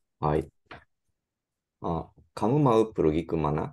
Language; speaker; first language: Indonesian; non-native, learner; Japanese